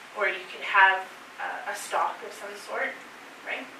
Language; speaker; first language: English; native; English